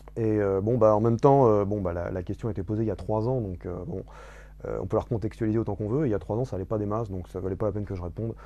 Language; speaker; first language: French; native; French